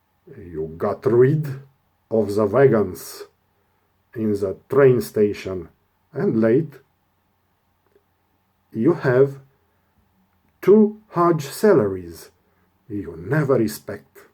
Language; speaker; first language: English; non-native, learner; Romanian